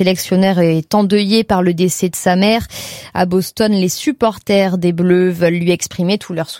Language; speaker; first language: French; native; French